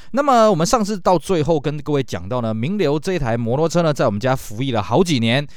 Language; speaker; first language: Chinese; native; Chinese